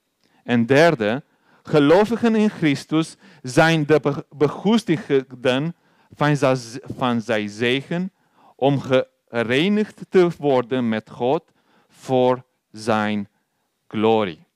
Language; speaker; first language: Dutch; non-native, learner; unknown